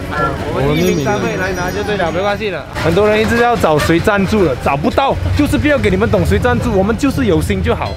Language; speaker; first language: Chinese; native; Chinese